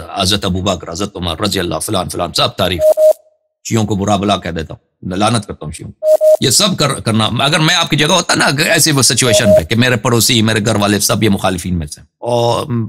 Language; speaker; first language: Urdu; non-native, fluent; Persian